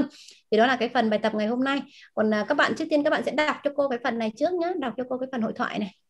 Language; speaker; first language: Vietnamese; native; Vietnamese